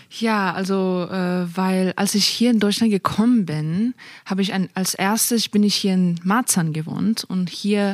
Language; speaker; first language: German; non-native, fluent; Persian